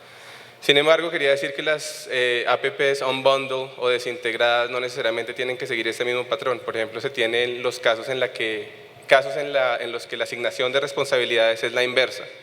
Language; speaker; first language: Spanish; native; Spanish